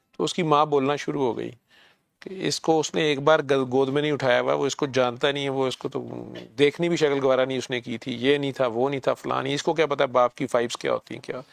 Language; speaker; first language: Urdu; native; Urdu